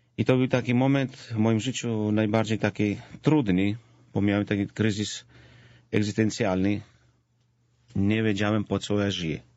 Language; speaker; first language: Polish; non-native, fluent; Georgian